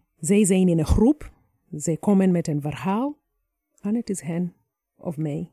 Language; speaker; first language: Dutch; non-native, fluent; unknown